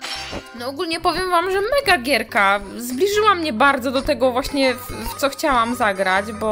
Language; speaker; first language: Polish; native; Polish